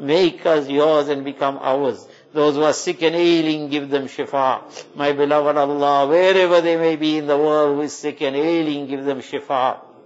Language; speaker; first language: English; native; English